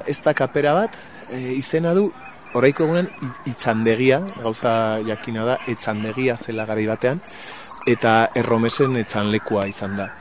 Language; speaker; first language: Basque; non-native, local second language; Spanish